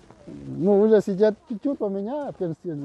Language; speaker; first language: Russian; non-native, learner; Vietnamese